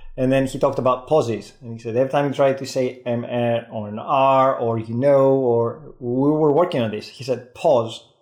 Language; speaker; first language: English; non-native, fluent; Greek